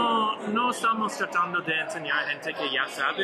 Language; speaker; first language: Spanish; non-native, learner; English